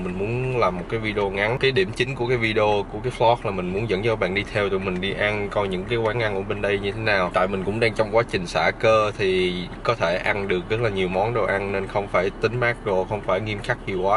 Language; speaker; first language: Vietnamese; early bilingual, other home language; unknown